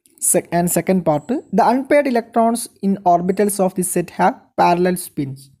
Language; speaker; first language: English; non-native, local second language; Malayalam